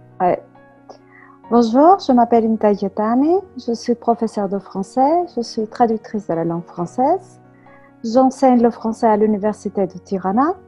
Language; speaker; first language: French; non-native, fluent; Albanian